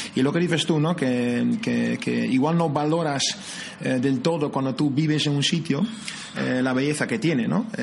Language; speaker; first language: Spanish; non-native, fluent; Dutch